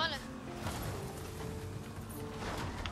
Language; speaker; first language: French; native; French